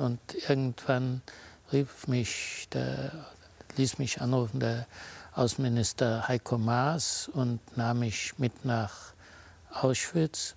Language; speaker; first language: German; early bilingual, heritage; German